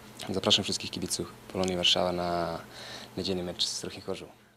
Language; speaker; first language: Polish; non-native, fluent; Serbian